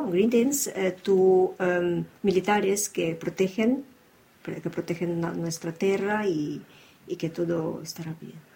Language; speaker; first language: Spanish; non-native, learner; Ukrainian